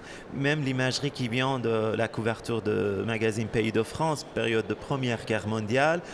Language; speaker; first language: French; non-native, fluent; Persian